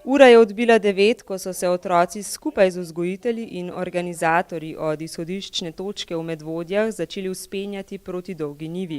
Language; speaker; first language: Slovenian; native; Slovenian